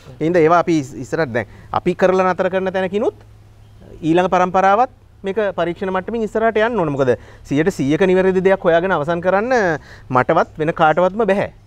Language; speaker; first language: Sinhala; native; Sinhala